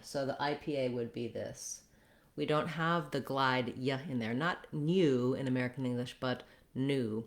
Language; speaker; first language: English; native; English